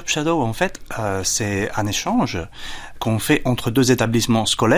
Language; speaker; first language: French; non-native, fluent; Spanish